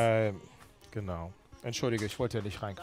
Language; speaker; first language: German; native; German